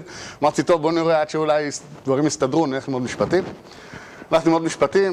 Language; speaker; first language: Hebrew; native; Hebrew